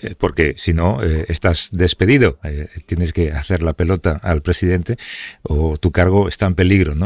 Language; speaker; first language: Spanish; native; Spanish